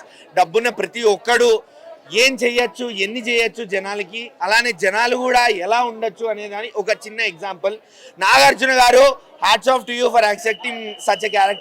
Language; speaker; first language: Telugu; native; Telugu